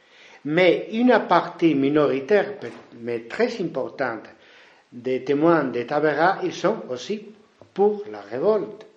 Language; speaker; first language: French; non-native, fluent; Spanish